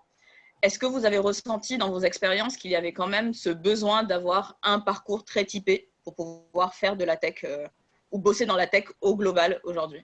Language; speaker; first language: French; native; French